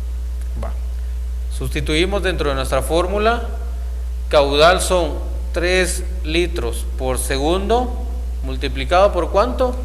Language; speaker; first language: Spanish; native; Spanish